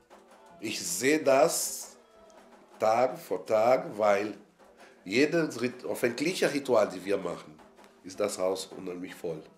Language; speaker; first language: German; non-native, fluent; Portuguese